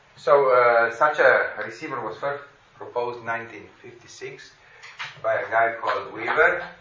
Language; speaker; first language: English; non-native, fluent; Slovenian